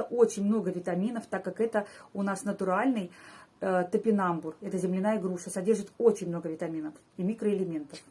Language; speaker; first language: Russian; native; Russian